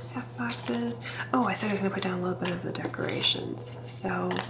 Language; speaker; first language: English; native; English